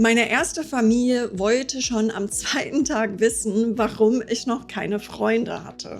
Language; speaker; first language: German; non-native, fluent; English